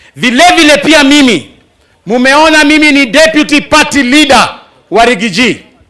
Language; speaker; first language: Swahili; non-native, local second language; Luyia